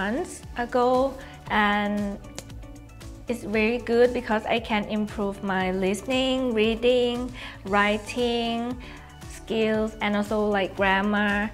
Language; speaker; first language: English; non-native, learner; Thai